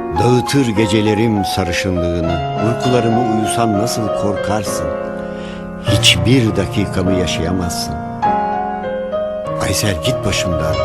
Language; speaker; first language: Turkish; native; Turkish